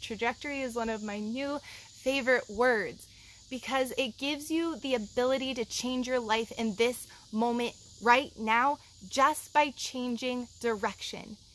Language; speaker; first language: English; native; English